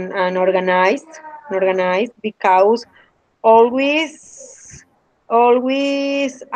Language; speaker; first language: English; non-native, learner; Spanish